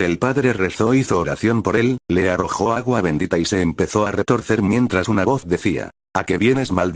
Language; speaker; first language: Spanish; native; Spanish